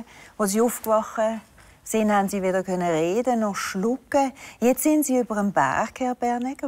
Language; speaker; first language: German; native; German